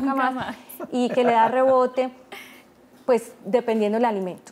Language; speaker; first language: Spanish; native; Spanish